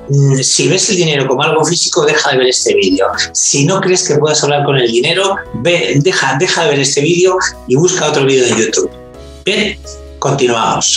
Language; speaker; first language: Spanish; native; Spanish